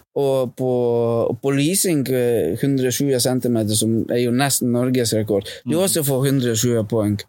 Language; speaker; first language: Norwegian; non-native, fluent; Latvian